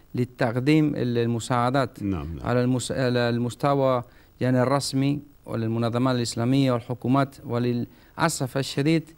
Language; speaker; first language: Arabic; non-native, learner; Spanish